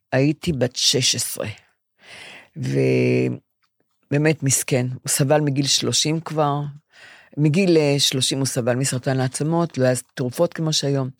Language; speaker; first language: Hebrew; native; Hebrew